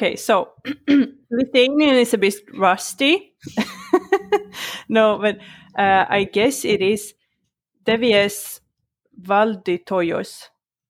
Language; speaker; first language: English; non-native, fluent; Swedish